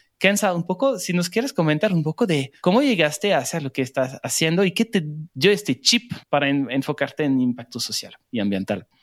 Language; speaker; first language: Spanish; non-native, fluent; French